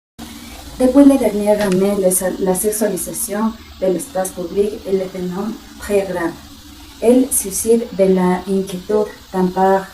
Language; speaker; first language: French; non-native, learner; Spanish